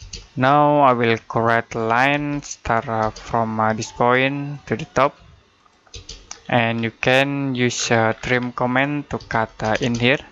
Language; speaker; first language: English; non-native, learner; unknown